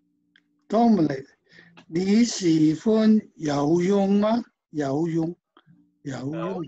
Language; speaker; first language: Chinese; non-native, learner; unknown